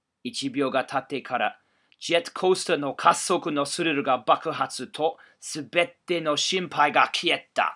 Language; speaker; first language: Japanese; non-native, learner; English